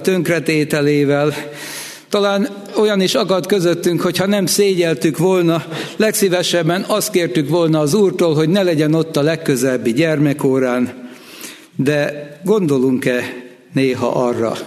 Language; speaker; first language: Hungarian; native; Hungarian